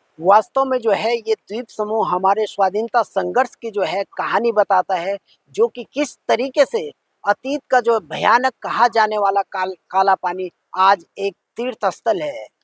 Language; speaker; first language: Hindi; native; Hindi